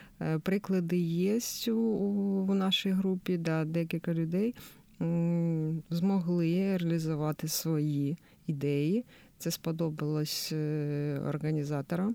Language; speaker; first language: Ukrainian; native; Ukrainian